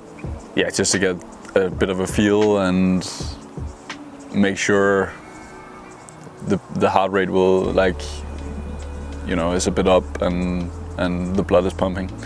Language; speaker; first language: English; non-native, fluent; Danish